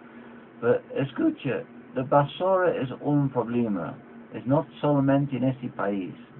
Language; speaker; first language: Spanish; non-native, learner; English